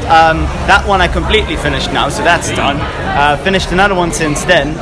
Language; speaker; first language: English; non-native, fluent; Dutch